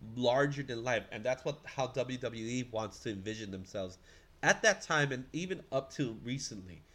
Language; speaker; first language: English; native; English